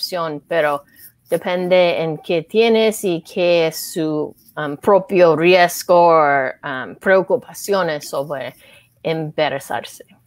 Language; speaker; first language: Spanish; non-native, learner; English